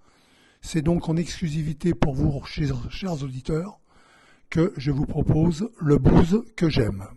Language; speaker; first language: French; native; French